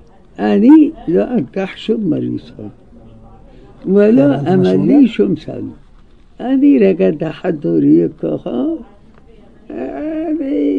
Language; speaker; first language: Hebrew; non-native, fluent; Arabic